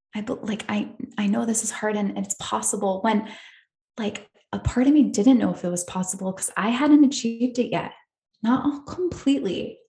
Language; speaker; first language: English; native; English